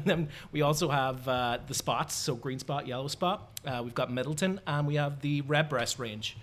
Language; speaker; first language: English; native; English